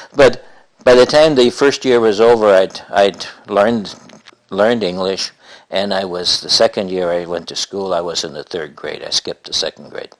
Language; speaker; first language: English; native; English